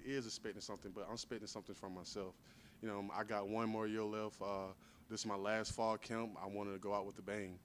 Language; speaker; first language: English; native; English